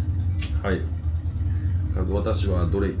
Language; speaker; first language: Japanese; non-native, learner; Korean